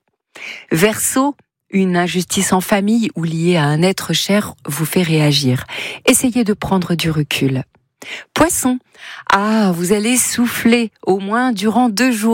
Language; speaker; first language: French; native; French